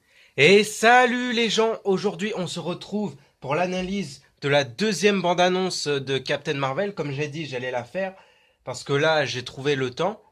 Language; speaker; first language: French; native; French